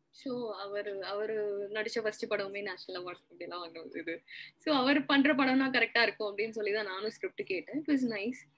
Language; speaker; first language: Tamil; non-native, local second language; Malayalam